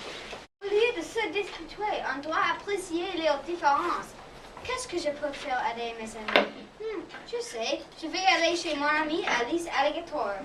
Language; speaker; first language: French; non-native, learner; English